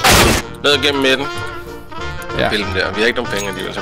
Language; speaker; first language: Danish; native; Danish